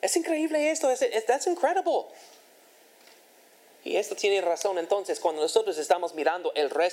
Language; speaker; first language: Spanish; non-native, fluent; English